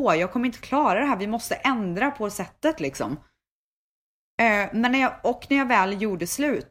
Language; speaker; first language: Swedish; native; Swedish